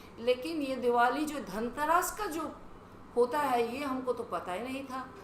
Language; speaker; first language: Hindi; non-native, local second language; Bangla